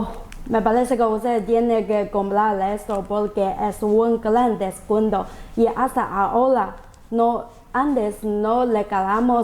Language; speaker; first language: Spanish; non-native, learner; Chinese